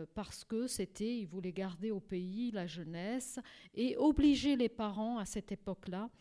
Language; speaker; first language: French; early bilingual, other home language; Portuguese